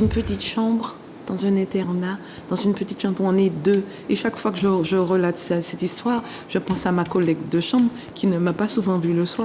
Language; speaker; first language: French; native; French